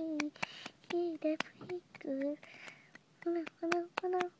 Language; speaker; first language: English; native; English